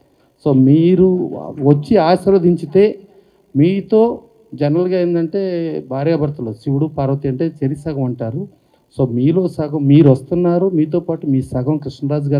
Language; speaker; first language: Telugu; native; Telugu